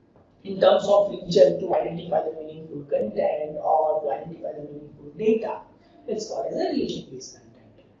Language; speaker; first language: English; non-native, local second language; Gujarati